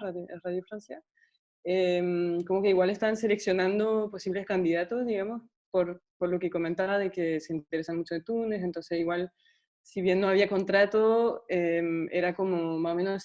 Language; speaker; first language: Spanish; non-native, fluent; French